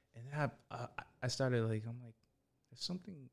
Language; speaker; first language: English; early bilingual, other home language; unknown